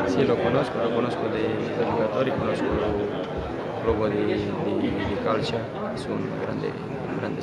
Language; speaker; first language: Italian; non-native, learner; Romanian